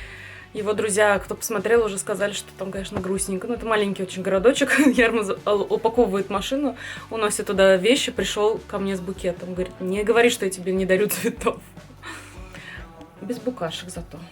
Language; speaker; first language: Russian; native; Russian